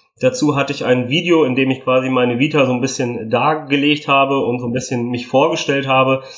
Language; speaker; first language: German; early bilingual, other home language; Italian